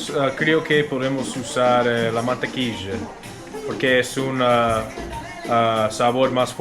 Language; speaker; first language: Spanish; non-native, learner; English